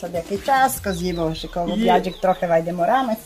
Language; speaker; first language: Polish; early bilingual, heritage; Polish